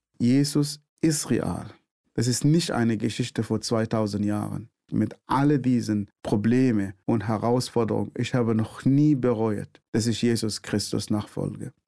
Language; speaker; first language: German; non-native, fluent; Arabic